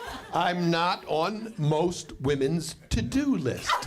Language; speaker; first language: English; native; English